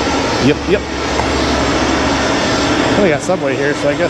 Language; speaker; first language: English; native; English